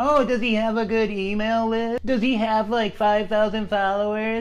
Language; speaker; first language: English; native; English